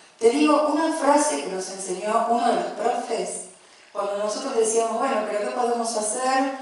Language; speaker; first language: Spanish; native; Spanish